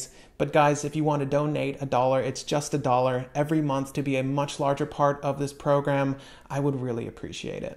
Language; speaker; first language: English; native; English